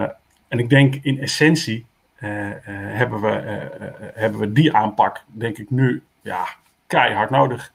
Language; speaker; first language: Dutch; native; Dutch